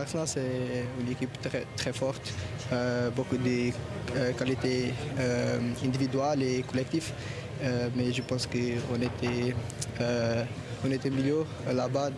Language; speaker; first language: French; non-native, learner; Portuguese